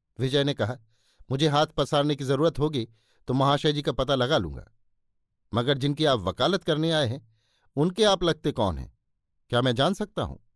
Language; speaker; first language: Hindi; native; Hindi